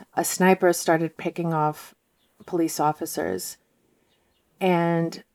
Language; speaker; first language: English; early bilingual, heritage; Russian